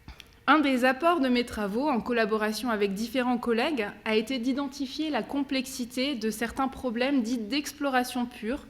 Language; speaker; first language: French; native; French